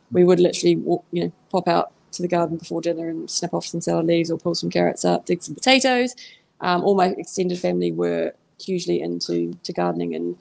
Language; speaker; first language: English; native; English